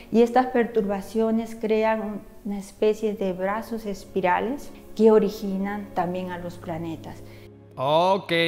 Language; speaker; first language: Spanish; native; Spanish